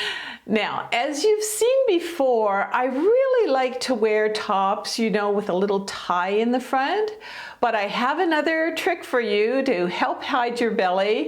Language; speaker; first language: English; native; English